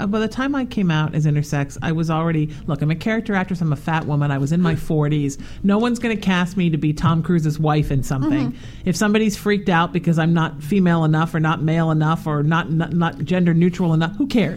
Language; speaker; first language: English; native; English